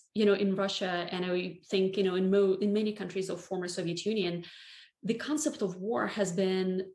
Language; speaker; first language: English; non-native, fluent; Russian